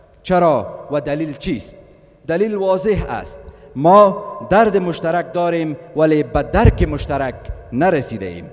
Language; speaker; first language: Persian; native; Persian